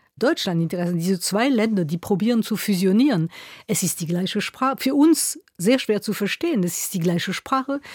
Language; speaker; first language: German; non-native, local second language; French